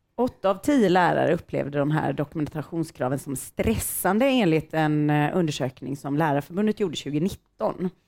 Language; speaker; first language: Swedish; native; Swedish